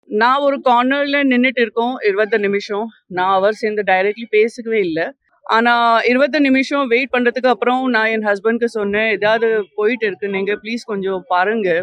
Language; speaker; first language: Tamil; non-native, fluent; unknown